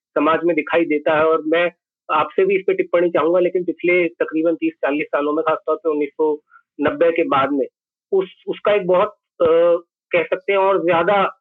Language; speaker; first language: Hindi; native; Hindi